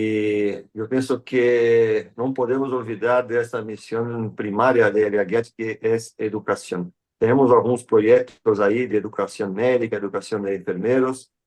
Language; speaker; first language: Spanish; non-native, fluent; Portuguese